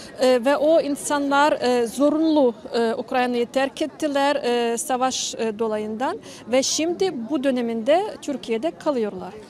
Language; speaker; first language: Turkish; non-native, learner; Ukrainian